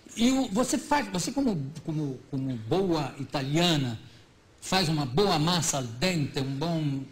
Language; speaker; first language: Portuguese; native; Portuguese